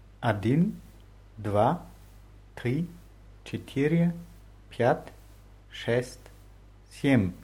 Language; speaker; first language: Russian; non-native, learner; German